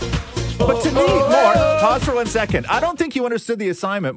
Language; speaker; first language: English; native; English